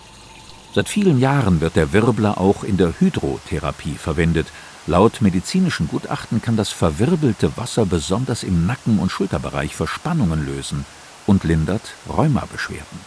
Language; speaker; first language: German; native; German